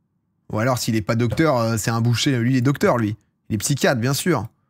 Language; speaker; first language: French; native; French